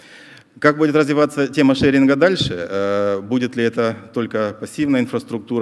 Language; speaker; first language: Russian; native; Russian